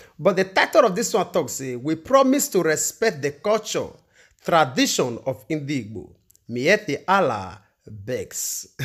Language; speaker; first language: Nigerian Pidgin; non-native, local second language; Igbo